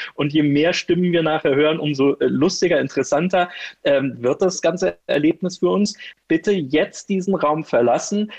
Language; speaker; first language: German; native; German